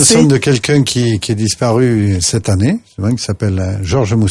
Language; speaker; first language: French; native; French